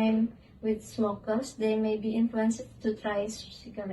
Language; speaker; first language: English; non-native, learner; Indonesian